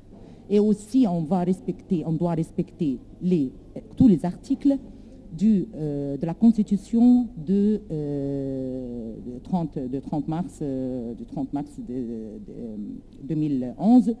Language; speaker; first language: French; non-native, learner; Arabic